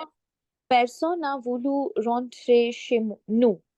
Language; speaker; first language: French; non-native, learner; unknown